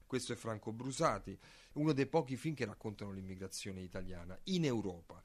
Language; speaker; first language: Italian; native; Italian